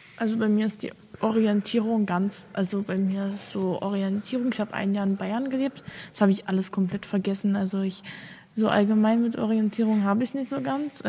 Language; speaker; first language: German; native; German